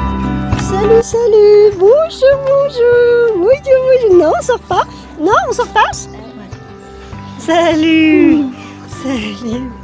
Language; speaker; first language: French; native; French